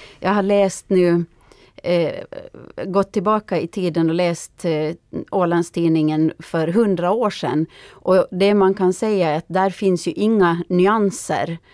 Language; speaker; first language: Swedish; native; Swedish